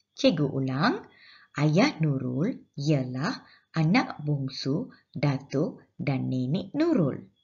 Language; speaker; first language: Malay; non-native, local second language; Tamil